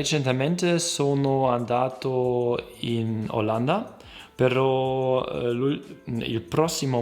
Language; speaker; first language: Italian; non-native, learner; German